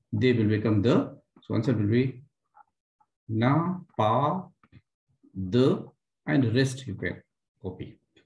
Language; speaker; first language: English; non-native, local second language; Hindi